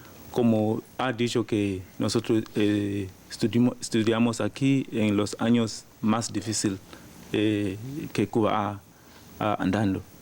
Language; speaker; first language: Spanish; non-native, learner; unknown